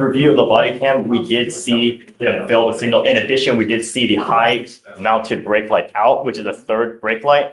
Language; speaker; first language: English; native; English